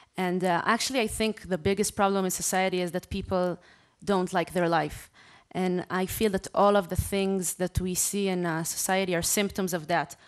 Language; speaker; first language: English; non-native, fluent; Hebrew